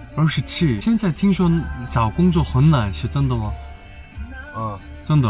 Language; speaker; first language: Chinese; non-native, learner; Korean